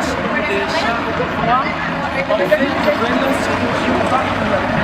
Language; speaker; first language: French; non-native, learner; Spanish